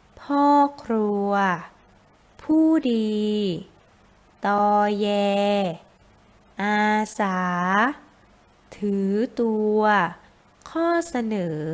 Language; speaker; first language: Thai; native; Thai